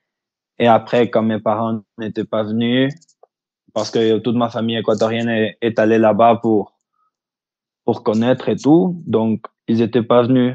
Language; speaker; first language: French; early bilingual, heritage; French